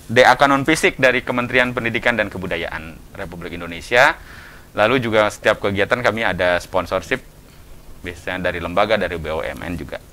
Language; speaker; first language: Indonesian; native; Indonesian